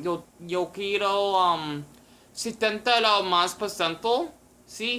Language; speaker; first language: Spanish; non-native, learner; English